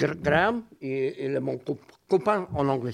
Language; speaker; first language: French; non-native, learner; English